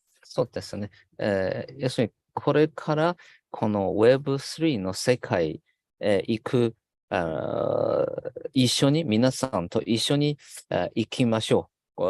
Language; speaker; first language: Japanese; non-native, fluent; Chinese